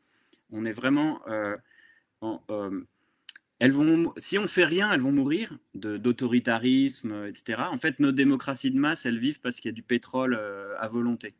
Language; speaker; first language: French; native; French